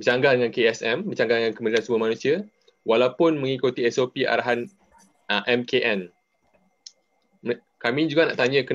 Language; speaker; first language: Malay; native; Malay